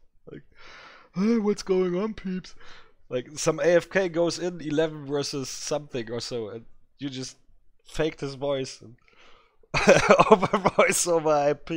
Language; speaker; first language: English; non-native, fluent; French